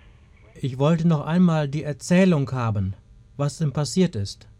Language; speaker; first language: German; native; German